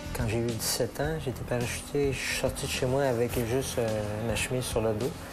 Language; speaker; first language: French; native; French